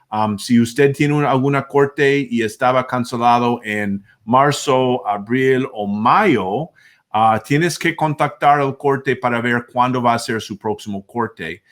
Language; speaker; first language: Spanish; non-native, fluent; English